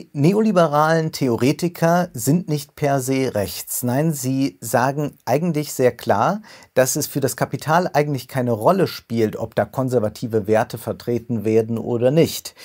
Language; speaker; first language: German; native; German